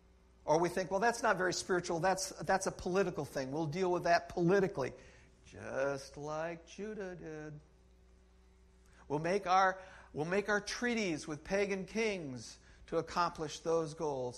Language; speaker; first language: English; native; English